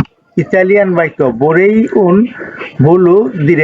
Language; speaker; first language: Italian; non-native, fluent; Bangla